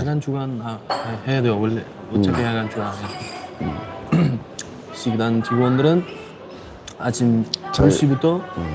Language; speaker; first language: Korean; non-native, fluent; Uzbek